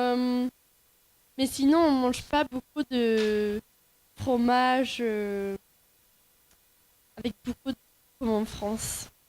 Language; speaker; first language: French; non-native, fluent; Norwegian